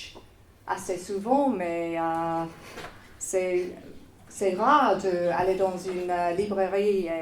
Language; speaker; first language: French; non-native, fluent; English